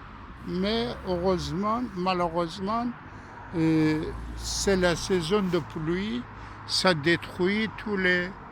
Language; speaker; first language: French; non-native, fluent; Persian